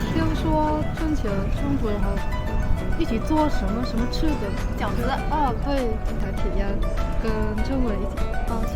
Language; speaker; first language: Chinese; non-native, fluent; Vietnamese